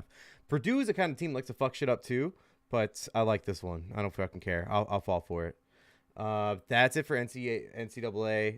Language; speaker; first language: English; native; English